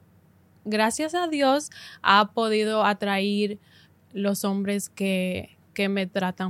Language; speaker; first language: Spanish; early bilingual, heritage; Spanish